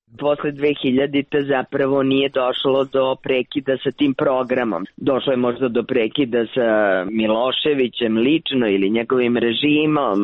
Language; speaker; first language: Croatian; native; Croatian